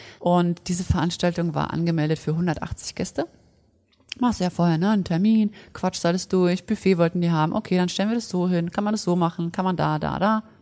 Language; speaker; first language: German; early bilingual, other home language; Polish